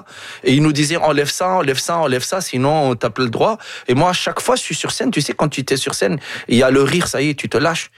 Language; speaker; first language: French; non-native, local second language; Arabic